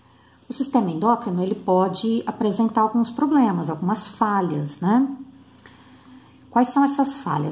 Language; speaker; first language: Portuguese; native; Portuguese